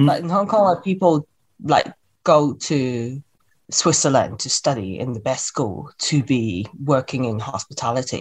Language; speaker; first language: English; non-native, local second language; Cantonese